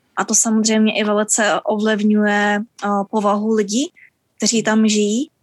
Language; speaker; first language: Czech; native; Czech